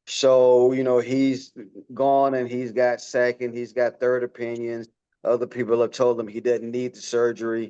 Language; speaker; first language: English; native; English